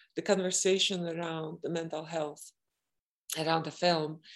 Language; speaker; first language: English; non-native, fluent; Latvian